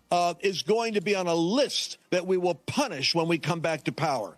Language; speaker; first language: English; native; English